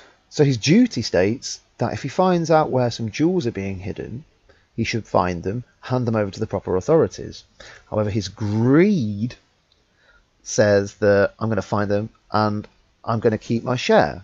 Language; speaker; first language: English; native; English